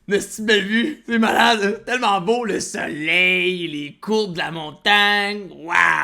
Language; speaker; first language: French; native; French